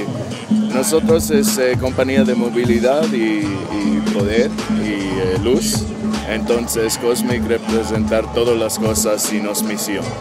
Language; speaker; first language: Spanish; non-native, learner; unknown